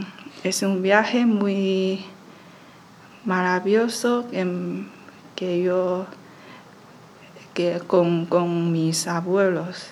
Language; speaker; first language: Spanish; non-native, learner; Chinese